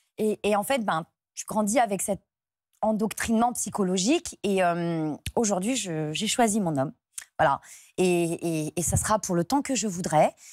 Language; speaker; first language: French; native; French